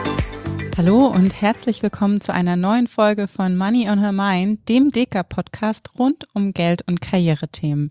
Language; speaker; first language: German; native; German